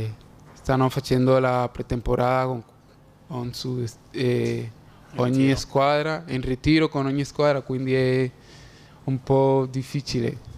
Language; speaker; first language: Italian; non-native, fluent; Spanish